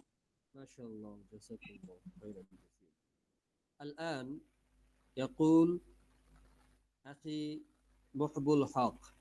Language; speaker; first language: Arabic; non-native, fluent; Bangla